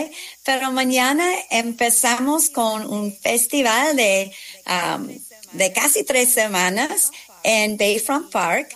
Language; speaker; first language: Spanish; non-native, fluent; English